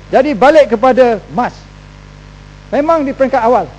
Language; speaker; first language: Malay; native; Malay